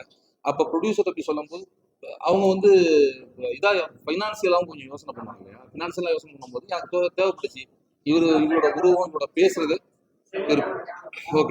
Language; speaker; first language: Tamil; native; Tamil